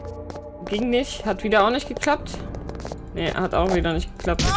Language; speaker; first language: German; native; German